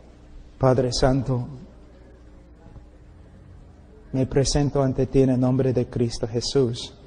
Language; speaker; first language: Spanish; non-native, fluent; English